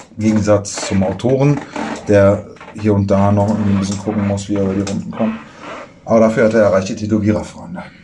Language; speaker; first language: German; native; German